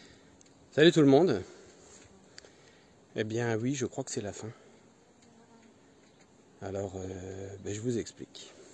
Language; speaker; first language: French; native; French